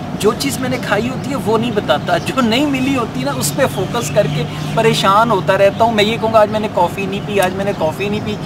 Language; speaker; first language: Urdu; native; Urdu